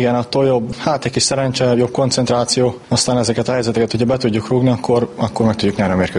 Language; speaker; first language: Hungarian; native; Hungarian